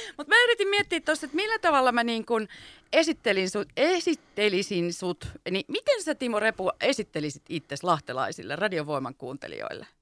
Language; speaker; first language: Finnish; native; Finnish